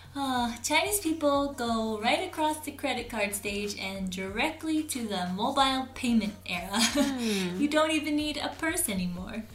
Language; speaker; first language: English; native; English